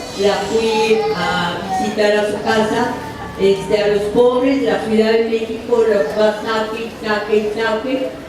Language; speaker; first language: Spanish; early bilingual, other home language; French